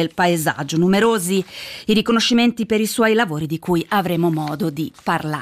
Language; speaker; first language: Italian; native; Italian